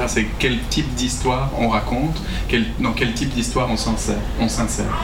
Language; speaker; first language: French; native; French